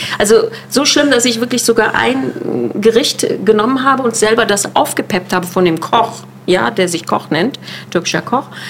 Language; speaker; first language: German; early bilingual, other home language; Turkish